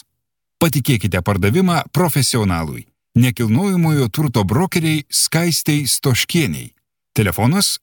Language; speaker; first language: Lithuanian; native; Lithuanian